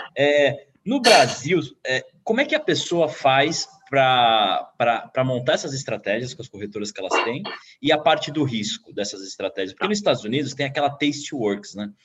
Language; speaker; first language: Portuguese; native; Portuguese